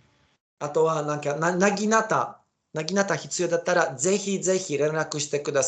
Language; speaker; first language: Japanese; non-native, learner; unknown